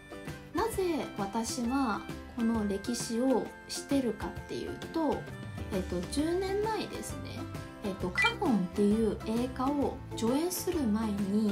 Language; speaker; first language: Japanese; non-native, fluent; Chinese